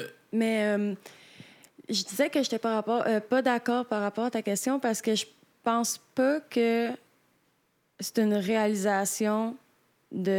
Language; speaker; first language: French; native; French